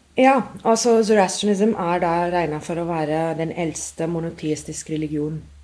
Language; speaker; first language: Norwegian; non-native, fluent; English